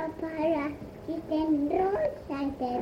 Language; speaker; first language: Spanish; early bilingual, heritage; Spanish